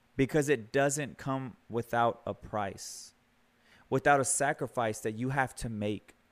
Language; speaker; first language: English; early bilingual, other home language; Spanish